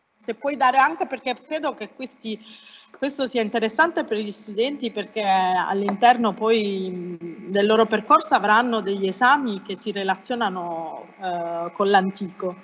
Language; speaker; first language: Italian; native; Italian